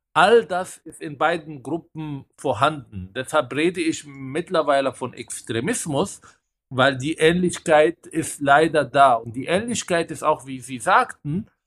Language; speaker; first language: German; non-native, fluent; Hebrew